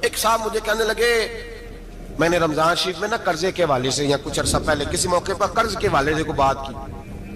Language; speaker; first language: Hindi; non-native, local second language; Punjabi